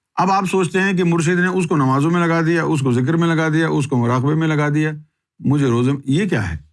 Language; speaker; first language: Urdu; native; Urdu